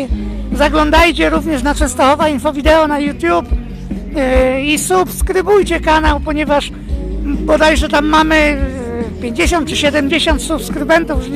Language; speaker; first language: Polish; native; Polish